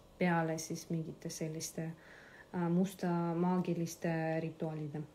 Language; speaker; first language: Estonian; non-native, local second language; Russian